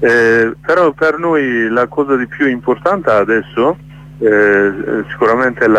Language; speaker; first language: Italian; non-native, learner; Kurdish